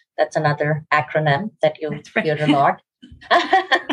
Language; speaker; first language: English; non-native, local second language; Urdu